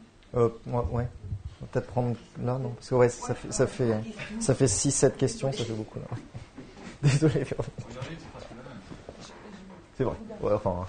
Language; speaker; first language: French; native; French